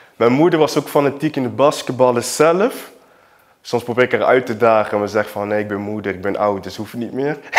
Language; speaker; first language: Dutch; early bilingual, other home language; Portuguese